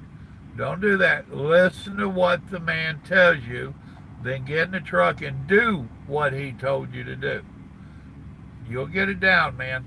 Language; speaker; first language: English; native; English